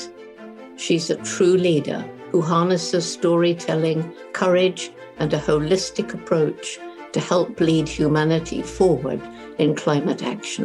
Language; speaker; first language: English; native; English